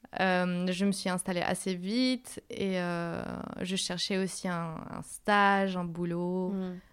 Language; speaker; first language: French; non-native, fluent; Spanish